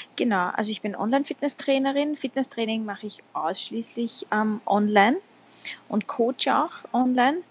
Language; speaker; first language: German; native; German